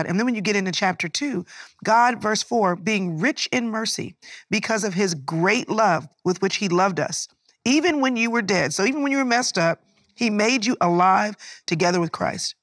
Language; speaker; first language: English; native; English